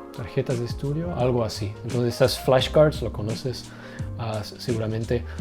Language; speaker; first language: Spanish; non-native, fluent; Dutch